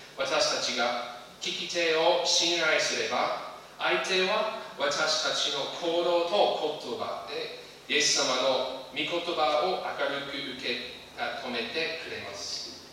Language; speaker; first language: Japanese; non-native, fluent; English